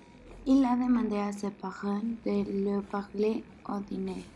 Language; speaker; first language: French; non-native, learner; Spanish